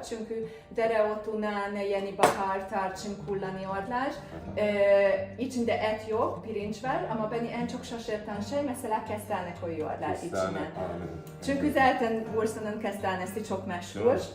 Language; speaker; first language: Turkish; non-native, fluent; Hungarian